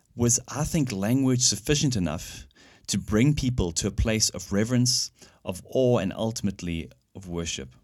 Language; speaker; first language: English; native; English